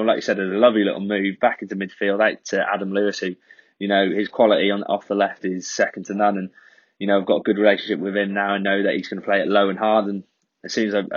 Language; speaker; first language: English; native; English